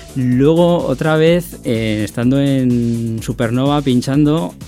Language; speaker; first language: Spanish; native; Spanish